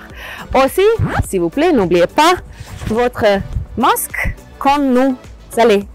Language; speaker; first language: French; non-native, learner; Croatian